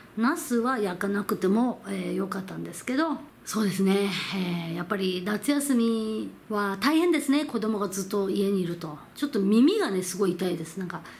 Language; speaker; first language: Japanese; non-native, fluent; Korean